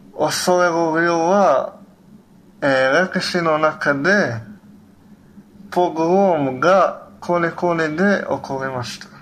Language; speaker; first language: Japanese; non-native, learner; Hebrew